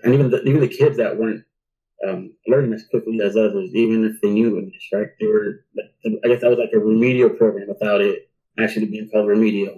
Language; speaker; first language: English; early bilingual, other home language; Spanish